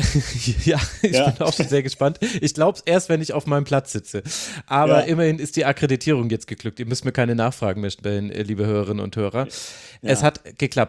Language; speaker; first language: German; native; German